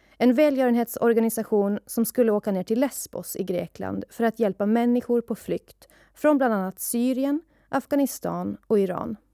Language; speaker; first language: Swedish; early bilingual, other home language; Persian